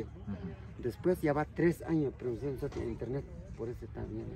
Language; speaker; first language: Spanish; non-native, local second language; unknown